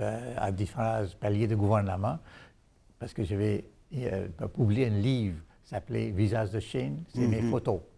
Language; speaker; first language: French; non-native, fluent; Bangla